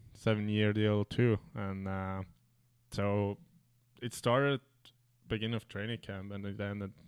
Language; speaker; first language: English; non-native, fluent; German